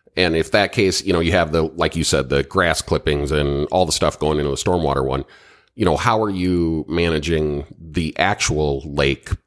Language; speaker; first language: English; native; English